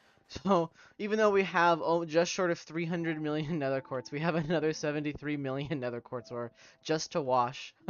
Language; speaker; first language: English; native; English